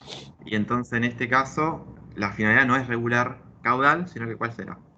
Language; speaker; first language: Spanish; native; Spanish